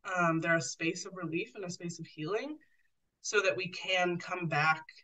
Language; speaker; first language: English; native; English